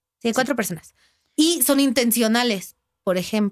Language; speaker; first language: Spanish; native; Spanish